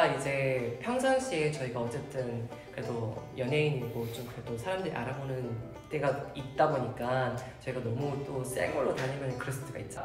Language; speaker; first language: Korean; native; Korean